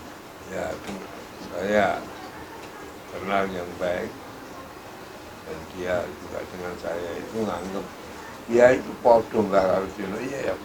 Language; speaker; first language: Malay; non-native, local second language; Javanese